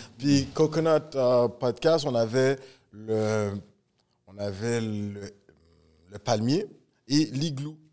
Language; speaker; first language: French; native; French